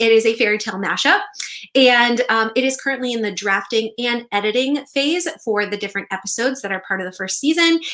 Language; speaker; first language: English; native; English